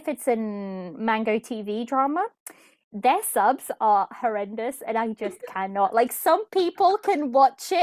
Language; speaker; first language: English; early bilingual, other home language; Portuguese